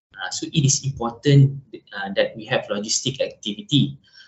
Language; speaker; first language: English; non-native, local second language; Malay